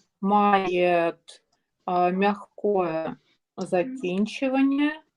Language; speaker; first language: Ukrainian; non-native, learner; Russian